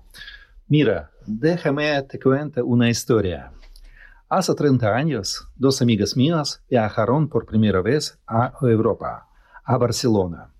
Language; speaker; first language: Spanish; non-native, fluent; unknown